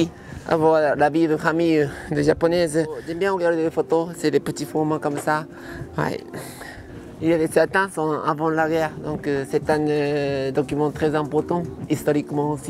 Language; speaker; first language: French; non-native, fluent; Japanese